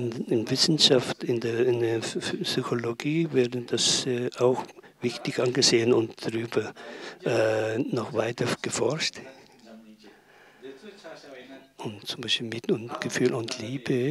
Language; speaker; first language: German; non-native, learner; Tibetan